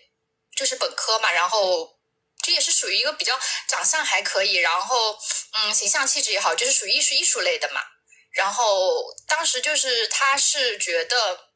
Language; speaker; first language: Chinese; native; Chinese